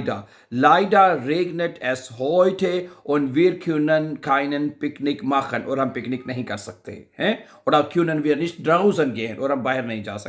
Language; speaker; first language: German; non-native, learner; Urdu